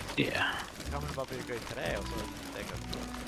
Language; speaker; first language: Swedish; native; Swedish